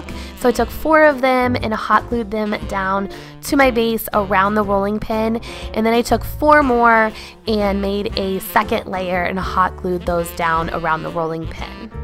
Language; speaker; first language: English; native; English